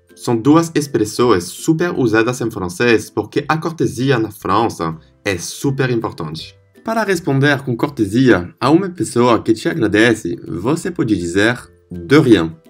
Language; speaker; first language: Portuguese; non-native, fluent; French